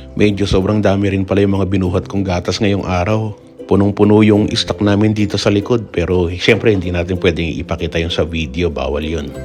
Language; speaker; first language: Filipino; native; Filipino